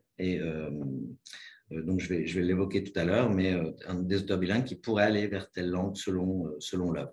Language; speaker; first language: French; native; French